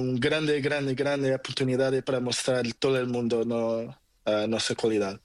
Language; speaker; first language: Spanish; non-native, learner; Portuguese